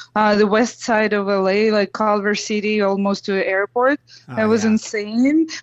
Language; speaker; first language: English; non-native, fluent; Russian